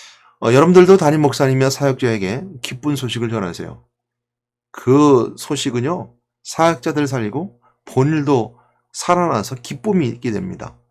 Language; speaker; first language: Korean; native; Korean